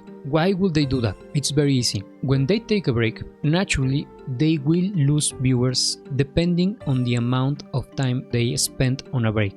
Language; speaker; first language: English; non-native, fluent; Spanish